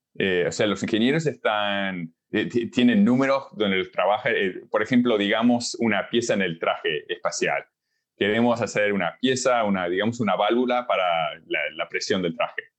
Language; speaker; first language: Spanish; early bilingual, heritage; Spanish